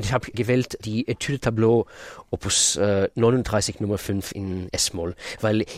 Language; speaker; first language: German; non-native, fluent; Russian